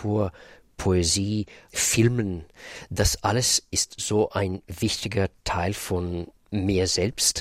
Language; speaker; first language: German; non-native, fluent; Russian